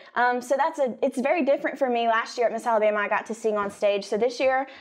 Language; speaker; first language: English; native; English